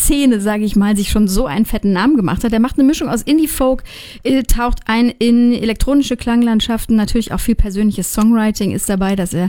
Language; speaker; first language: German; native; German